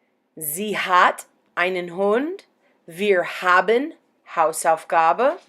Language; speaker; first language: German; non-native, learner; English